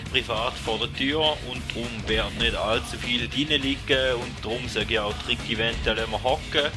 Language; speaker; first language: German; native; German